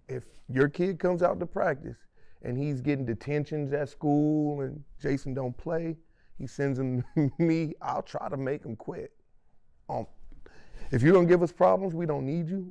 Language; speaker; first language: English; native; English